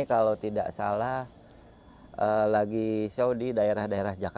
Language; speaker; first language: Indonesian; native; Indonesian